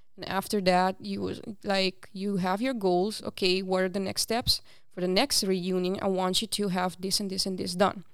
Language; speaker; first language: English; non-native, fluent; Papiamento